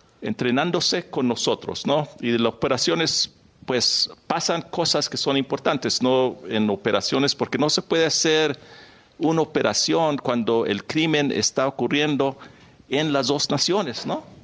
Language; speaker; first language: Spanish; early bilingual, heritage; Spanish